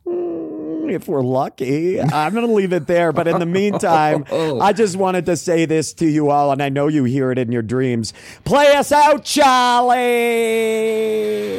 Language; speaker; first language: English; native; English